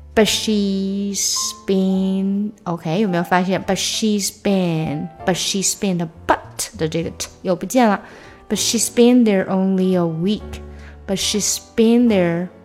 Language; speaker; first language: English; non-native, fluent; Chinese